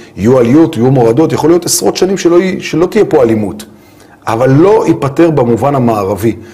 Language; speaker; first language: Hebrew; native; Hebrew